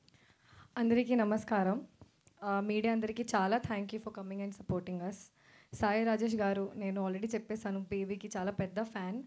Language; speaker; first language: Telugu; non-native, fluent; Hindi